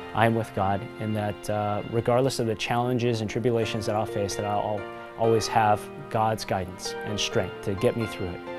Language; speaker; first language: English; native; English